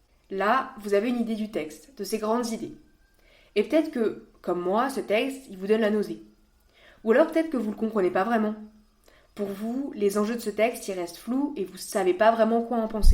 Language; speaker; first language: French; native; French